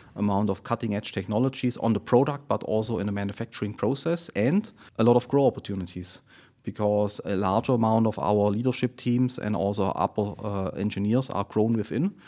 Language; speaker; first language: English; non-native, fluent; German